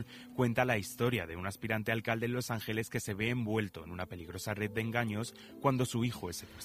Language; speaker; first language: Spanish; native; Spanish